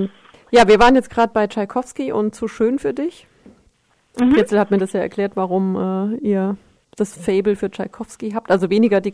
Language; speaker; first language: German; native; German